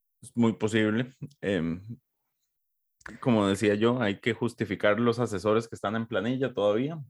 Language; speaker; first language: Spanish; native; Spanish